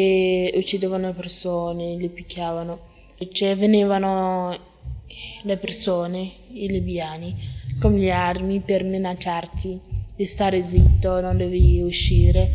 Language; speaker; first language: Italian; non-native, fluent; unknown